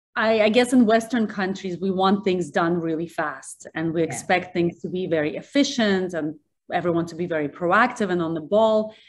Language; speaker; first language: English; early bilingual, other home language; Russian